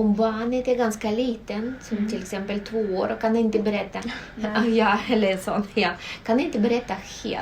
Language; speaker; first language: Swedish; non-native, local second language; Russian